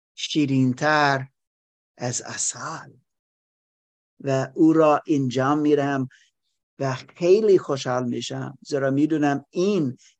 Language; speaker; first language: Persian; non-native, learner; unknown